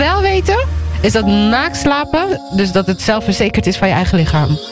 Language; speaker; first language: Dutch; native; Dutch